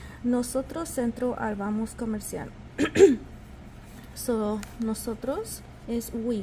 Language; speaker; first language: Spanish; non-native, fluent; English